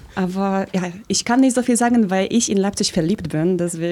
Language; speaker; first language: German; early bilingual, other home language; Polish